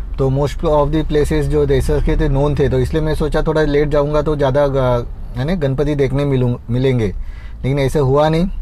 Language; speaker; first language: Hindi; non-native, local second language; Marathi